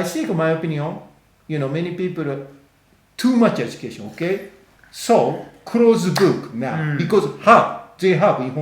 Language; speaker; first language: English; non-native, learner; Japanese